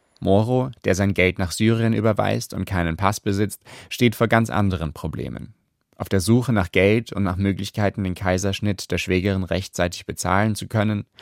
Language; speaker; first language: German; native; German